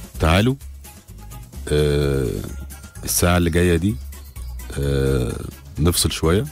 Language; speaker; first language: Arabic; native; Arabic